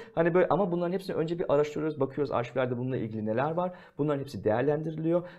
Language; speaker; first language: Turkish; early bilingual, heritage; Turkish